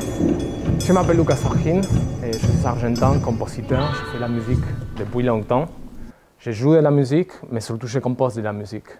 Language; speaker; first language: French; non-native, fluent; Spanish